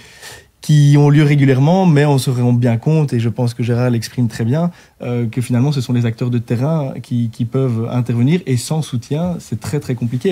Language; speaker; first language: French; native; French